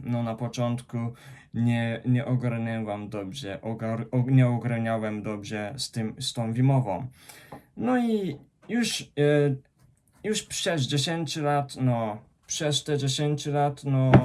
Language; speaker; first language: Polish; non-native, fluent; Japanese